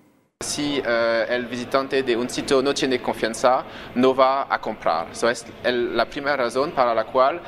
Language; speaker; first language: Spanish; non-native, fluent; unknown